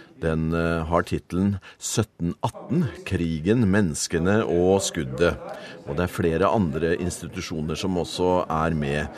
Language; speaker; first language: Norwegian; native; Norwegian